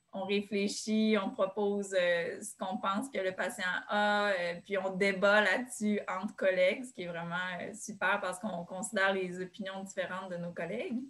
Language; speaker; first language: French; native; French